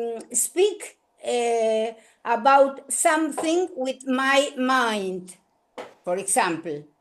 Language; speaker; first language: English; non-native, learner; Spanish